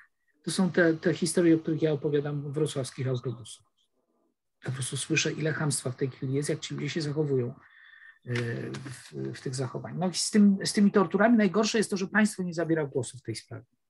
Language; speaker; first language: Polish; native; Polish